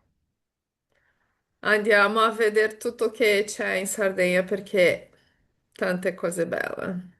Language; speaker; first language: Italian; non-native, fluent; Portuguese